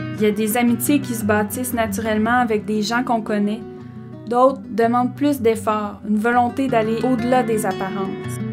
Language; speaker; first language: French; native; French